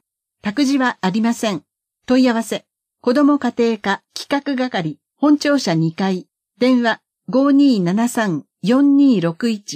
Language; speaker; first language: Japanese; native; Japanese